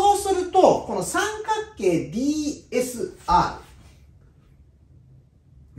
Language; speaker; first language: Japanese; native; Japanese